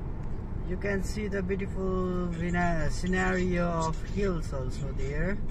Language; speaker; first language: English; non-native, fluent; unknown